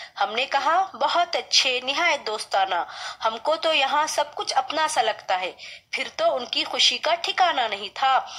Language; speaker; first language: Urdu; native; Urdu